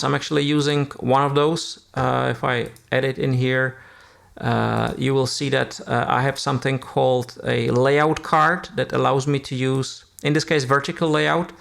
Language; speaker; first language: English; non-native, fluent; Czech